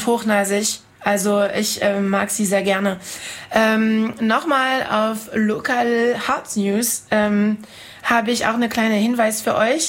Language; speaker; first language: German; non-native, fluent; French